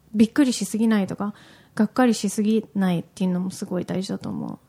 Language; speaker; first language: Japanese; native; Japanese